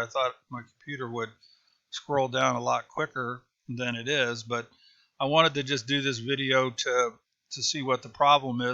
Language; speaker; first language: English; native; English